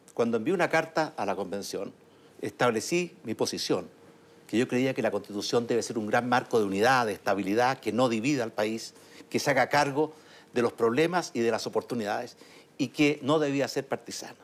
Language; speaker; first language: Spanish; native; Spanish